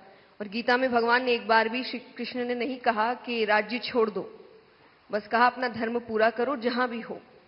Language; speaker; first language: Hindi; native; Hindi